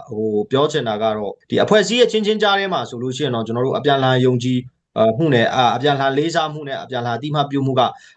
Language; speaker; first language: Burmese; non-native, local second language; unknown